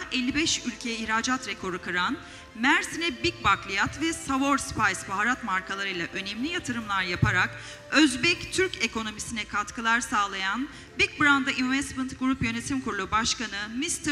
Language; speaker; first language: Turkish; native; Turkish